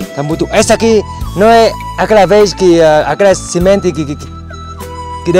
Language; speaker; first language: Portuguese; non-native, learner; Vietnamese